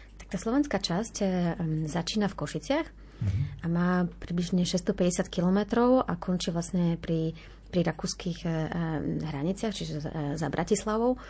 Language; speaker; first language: Slovak; native; Slovak